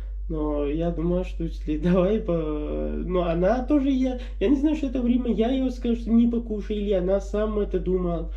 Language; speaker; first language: Russian; non-native, learner; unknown